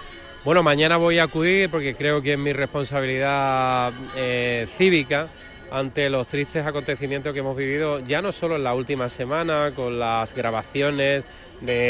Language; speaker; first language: Spanish; native; Spanish